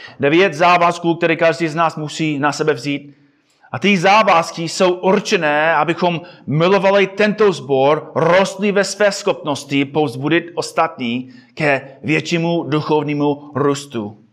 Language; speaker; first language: Czech; non-native, fluent; English